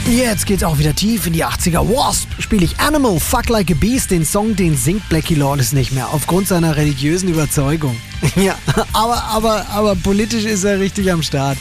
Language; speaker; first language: German; native; German